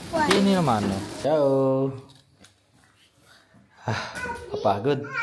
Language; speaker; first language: Italian; non-native, learner; Filipino